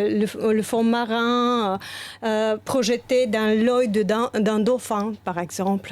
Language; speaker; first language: French; non-native, fluent; Bulgarian